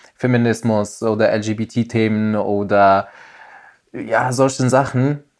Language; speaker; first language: German; non-native, fluent; Arabic